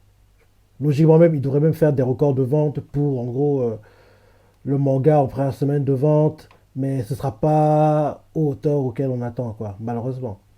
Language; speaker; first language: French; native; French